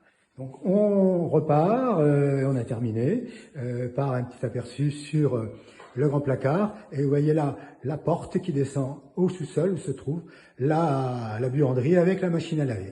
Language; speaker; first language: French; native; French